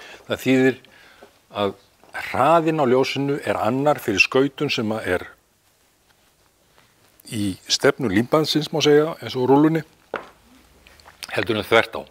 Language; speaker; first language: Icelandic; native; Icelandic